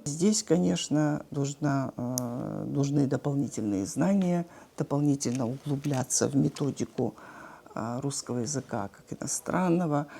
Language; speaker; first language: Russian; non-native, local second language; Abkhazian